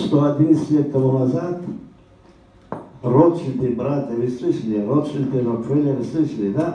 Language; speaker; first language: Russian; non-native, local second language; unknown